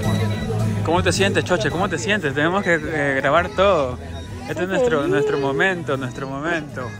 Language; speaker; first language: Spanish; native; Spanish